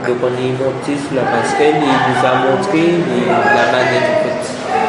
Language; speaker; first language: French; native; French